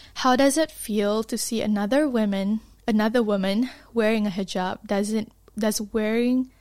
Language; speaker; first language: English; non-native, local second language; Malay